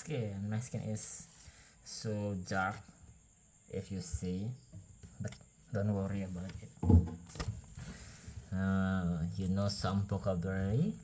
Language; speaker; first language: English; non-native, learner; Indonesian